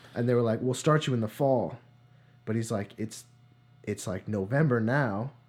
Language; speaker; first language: English; native; English